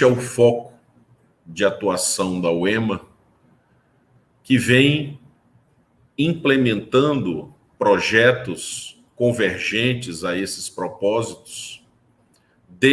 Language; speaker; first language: Portuguese; native; Portuguese